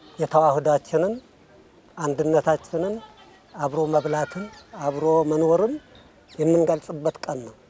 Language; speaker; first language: Amharic; non-native, local second language; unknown